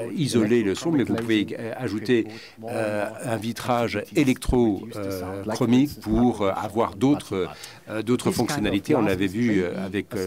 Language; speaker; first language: French; non-native, fluent; German